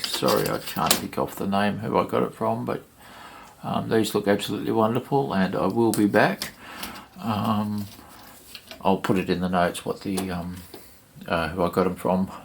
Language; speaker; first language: English; native; English